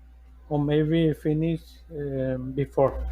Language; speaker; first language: English; non-native, learner; Spanish